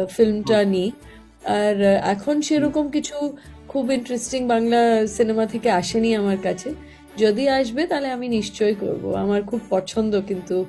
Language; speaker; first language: Bangla; non-native, local second language; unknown